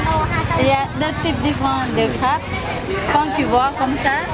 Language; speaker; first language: French; non-native, learner; Khmer